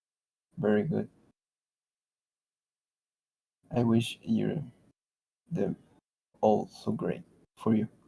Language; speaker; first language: English; non-native, learner; Spanish